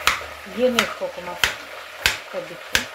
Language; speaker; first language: Turkish; non-native, learner; Russian